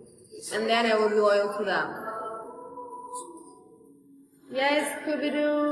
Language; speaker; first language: English; non-native, fluent; Russian